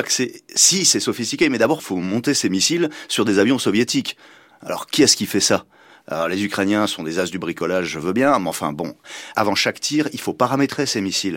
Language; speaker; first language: French; native; French